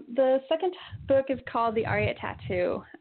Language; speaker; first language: English; native; English